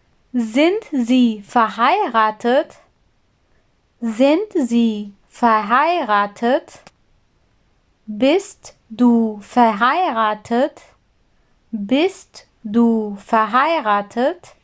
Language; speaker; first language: German; non-native, fluent; Urdu